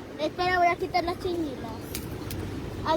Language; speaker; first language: Spanish; early bilingual, other home language; Filipino